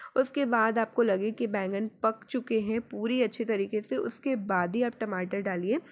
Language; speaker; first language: Hindi; native; Hindi